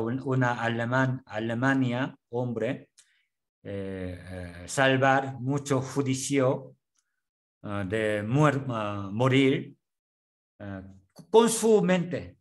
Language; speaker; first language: Spanish; non-native, learner; Korean